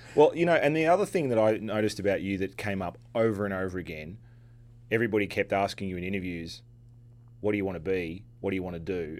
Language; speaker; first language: English; native; English